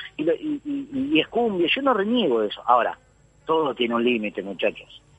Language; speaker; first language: Spanish; native; Spanish